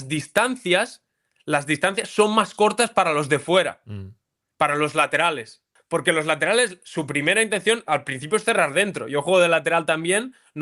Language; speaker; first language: Spanish; native; Spanish